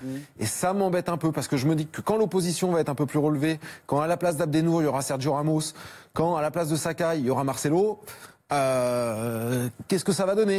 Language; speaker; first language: French; native; French